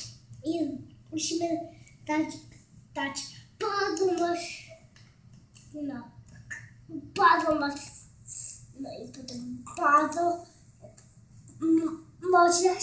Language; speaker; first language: Polish; early bilingual, heritage; Polish